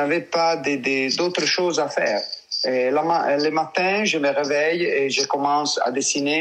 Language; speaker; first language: French; non-native, learner; Italian